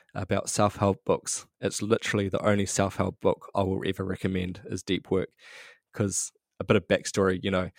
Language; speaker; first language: English; native; English